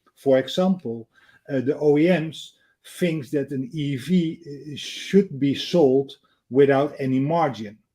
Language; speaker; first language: English; non-native, fluent; Dutch